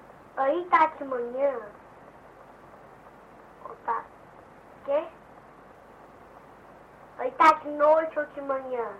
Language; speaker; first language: Portuguese; early bilingual, heritage; Portuguese